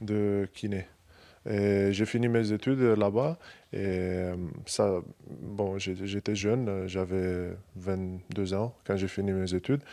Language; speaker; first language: French; non-native, fluent; Romanian